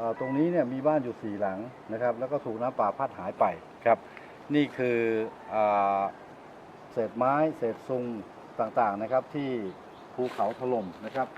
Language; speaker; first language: Thai; native; Thai